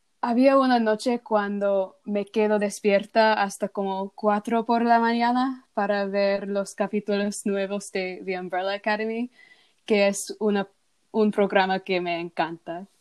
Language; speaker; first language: Spanish; non-native, learner; English